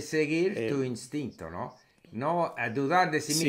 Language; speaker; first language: Spanish; non-native, fluent; English